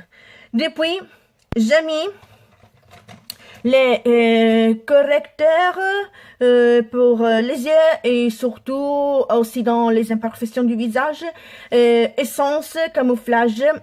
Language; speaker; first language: French; non-native, learner; Italian